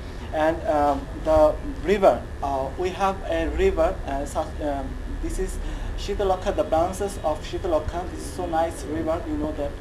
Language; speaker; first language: English; non-native, learner; Bangla